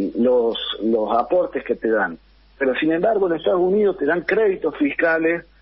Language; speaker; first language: Spanish; native; Spanish